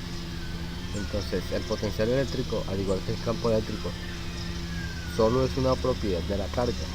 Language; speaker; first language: Spanish; native; Spanish